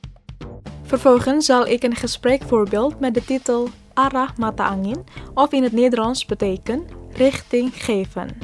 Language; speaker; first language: Dutch; non-native, learner; Indonesian